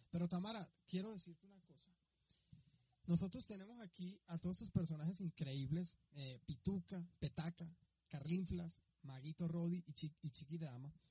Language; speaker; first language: Spanish; native; Spanish